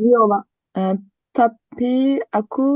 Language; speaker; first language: Indonesian; non-native, learner; Turkish